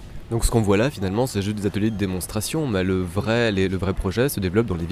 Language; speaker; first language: French; native; French